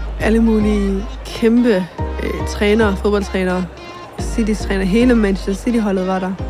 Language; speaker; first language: Danish; early bilingual, other home language; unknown